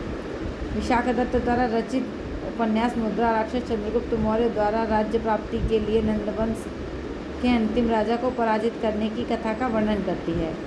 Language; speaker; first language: Hindi; native; Hindi